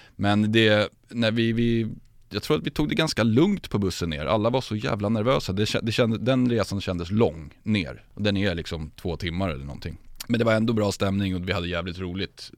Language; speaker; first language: Swedish; native; Swedish